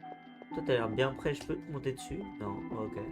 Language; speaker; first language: French; native; French